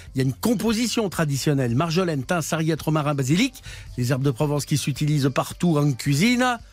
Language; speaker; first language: French; native; French